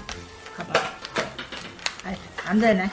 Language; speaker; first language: Korean; non-native, learner; Vietnamese